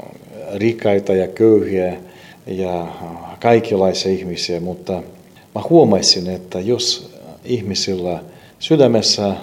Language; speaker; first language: Finnish; non-native, fluent; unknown